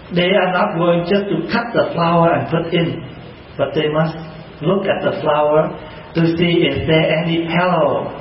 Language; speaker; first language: English; non-native, fluent; Vietnamese